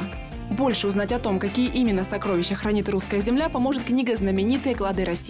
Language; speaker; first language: Russian; native; Russian